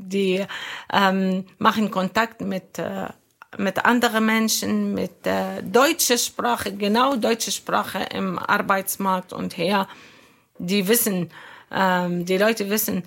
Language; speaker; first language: German; non-native, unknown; Arabic